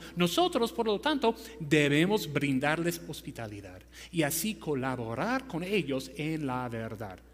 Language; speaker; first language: Spanish; non-native, fluent; English